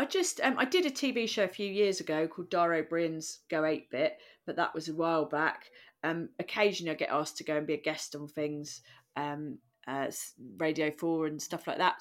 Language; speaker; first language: English; native; English